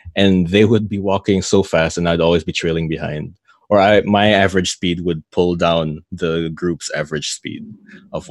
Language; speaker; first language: English; native; English